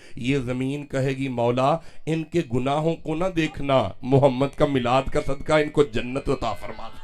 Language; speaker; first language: Urdu; non-native, local second language; Punjabi